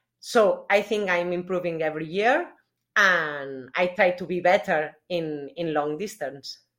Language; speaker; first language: English; non-native, learner; Spanish